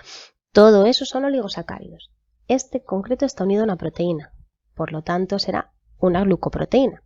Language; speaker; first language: Spanish; native; Spanish